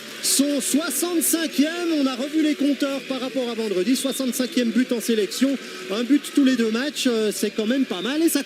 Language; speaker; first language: French; native; French